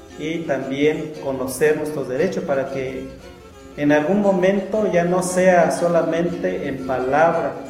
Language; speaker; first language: Spanish; non-native, local second language; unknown